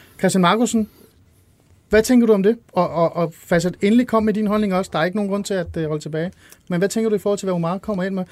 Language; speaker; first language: Danish; early bilingual, other home language; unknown